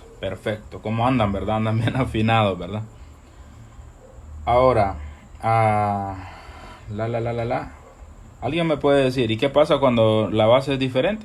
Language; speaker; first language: Spanish; native; Spanish